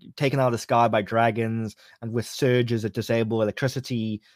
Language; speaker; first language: English; native; English